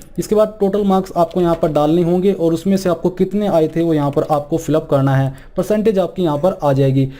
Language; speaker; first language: Hindi; native; Hindi